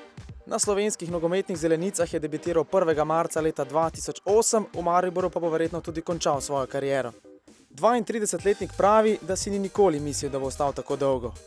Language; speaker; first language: Slovenian; native; Slovenian